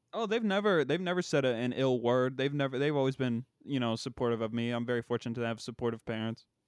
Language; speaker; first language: English; native; English